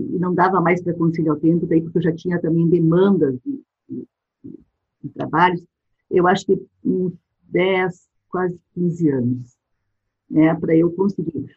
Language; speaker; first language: Portuguese; native; Portuguese